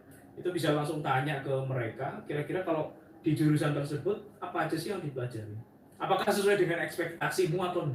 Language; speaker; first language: Indonesian; native; Indonesian